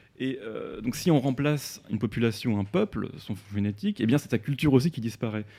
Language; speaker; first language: French; native; French